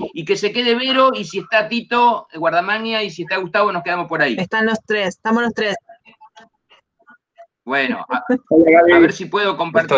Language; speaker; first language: Spanish; native; Spanish